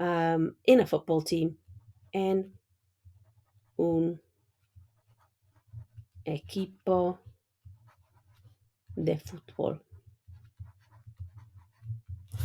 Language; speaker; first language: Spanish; non-native, fluent; English